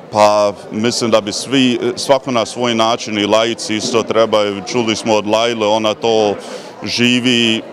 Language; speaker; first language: Croatian; early bilingual, heritage; Croatian